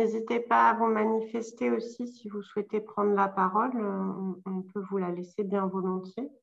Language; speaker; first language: French; native; French